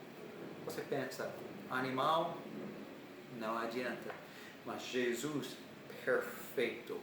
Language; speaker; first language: Portuguese; non-native, learner; English